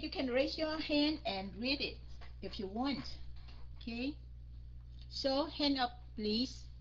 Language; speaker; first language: English; non-native, fluent; Vietnamese